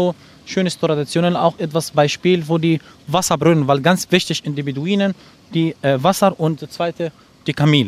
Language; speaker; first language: German; non-native, learner; Arabic